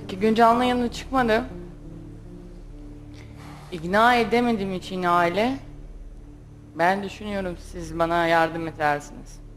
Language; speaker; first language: Turkish; non-native, learner; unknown